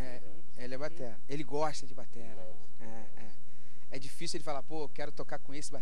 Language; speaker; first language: Portuguese; native; Portuguese